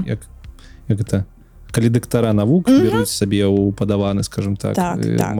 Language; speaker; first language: Belarusian; non-native, local second language; Russian